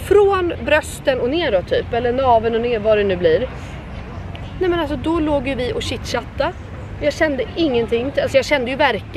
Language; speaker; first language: Swedish; native; Swedish